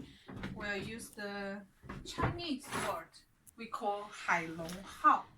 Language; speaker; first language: English; non-native, learner; Chinese